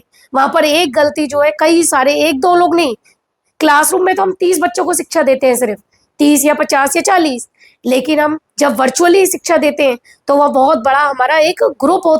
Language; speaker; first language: Hindi; native; Hindi